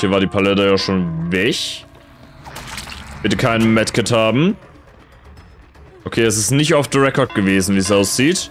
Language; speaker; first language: German; native; German